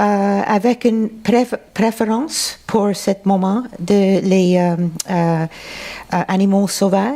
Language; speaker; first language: French; non-native, local second language; English